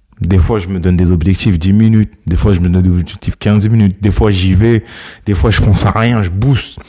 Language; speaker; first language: French; early bilingual, other home language; Akan